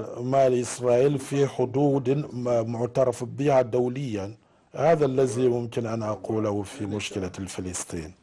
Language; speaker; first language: Arabic; non-native, fluent; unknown